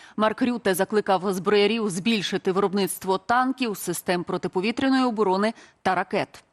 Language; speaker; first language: Ukrainian; native; Ukrainian